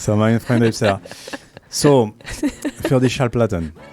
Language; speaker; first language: German; non-native, learner; French